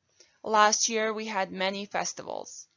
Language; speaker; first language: English; non-native, fluent; Bosnian